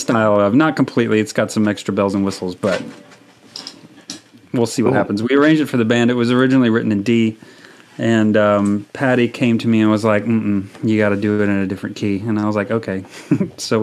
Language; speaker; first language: English; native; English